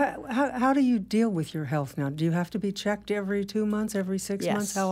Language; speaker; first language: English; native; English